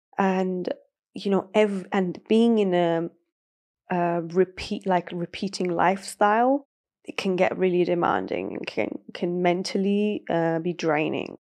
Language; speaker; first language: English; early bilingual, other home language; Persian